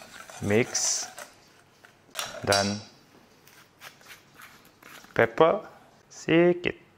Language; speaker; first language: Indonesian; non-native, learner; Korean